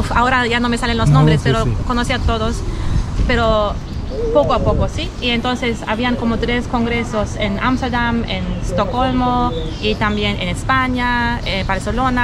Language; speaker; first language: Spanish; non-native, fluent; German